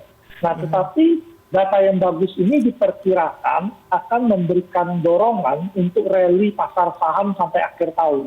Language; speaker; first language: Indonesian; native; Indonesian